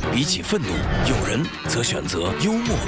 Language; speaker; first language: Chinese; native; Chinese